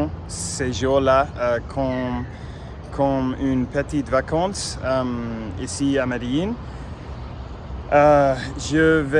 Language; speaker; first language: French; non-native, fluent; English